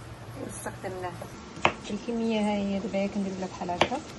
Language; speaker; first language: Arabic; native; Arabic